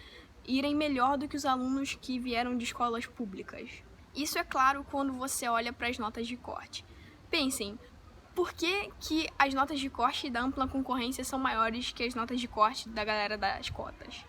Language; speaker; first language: Portuguese; native; Portuguese